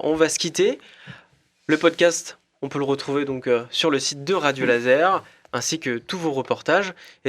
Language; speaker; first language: French; native; French